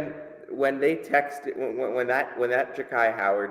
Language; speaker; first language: English; native; English